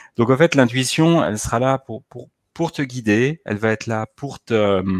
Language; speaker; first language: French; native; French